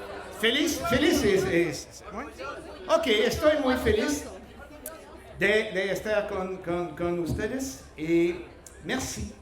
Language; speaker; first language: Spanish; non-native, learner; French